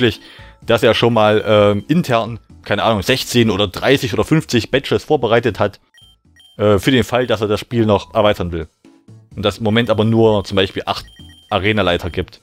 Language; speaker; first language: German; native; German